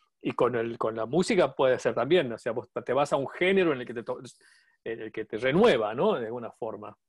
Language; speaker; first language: Spanish; native; Spanish